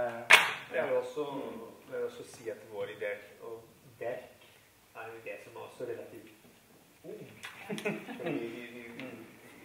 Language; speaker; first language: Norwegian; non-native, fluent; Italian